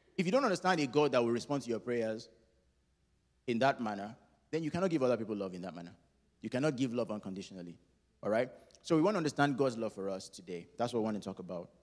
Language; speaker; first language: English; non-native, local second language; Yoruba